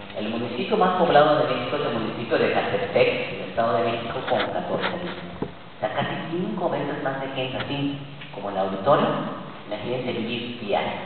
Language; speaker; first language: Spanish; native; Spanish